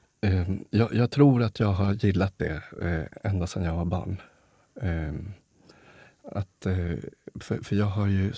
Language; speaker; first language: Swedish; early bilingual, other home language; Spanish